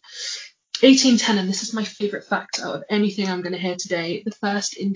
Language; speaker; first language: English; native; English